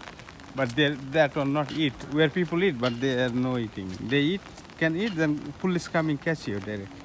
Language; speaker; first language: English; non-native, learner; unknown